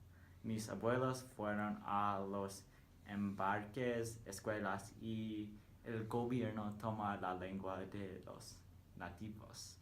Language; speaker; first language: Spanish; non-native, learner; English